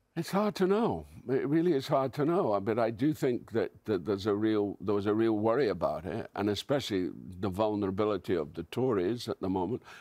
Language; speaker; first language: English; native; English